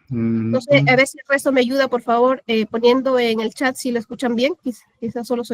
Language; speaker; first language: Spanish; native; Spanish